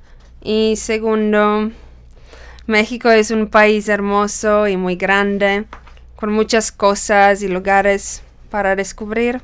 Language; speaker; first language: Spanish; non-native, learner; Czech